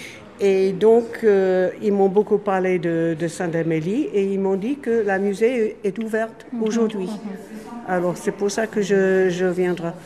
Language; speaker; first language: French; non-native, fluent; English